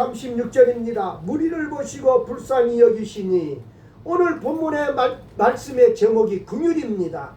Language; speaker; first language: Korean; native; Korean